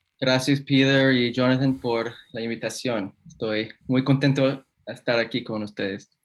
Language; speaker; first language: Spanish; non-native, fluent; English